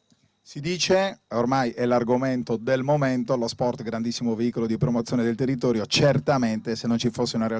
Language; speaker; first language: Italian; native; Italian